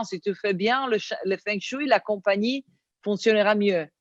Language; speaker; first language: French; non-native, fluent; Italian